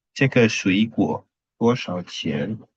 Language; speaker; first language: Chinese; non-native, fluent; Indonesian